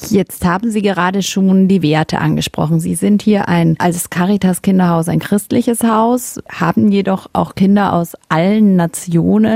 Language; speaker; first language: German; native; German